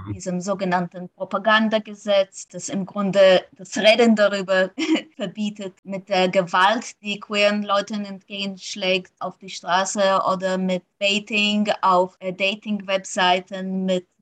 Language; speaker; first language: German; non-native, fluent; Ukrainian